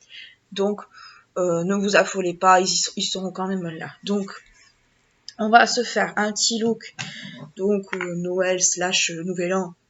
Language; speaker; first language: French; native; French